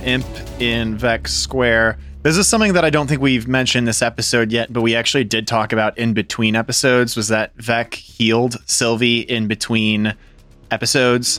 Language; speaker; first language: English; native; English